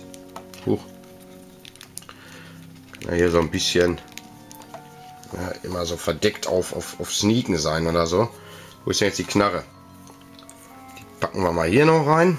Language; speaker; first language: German; native; German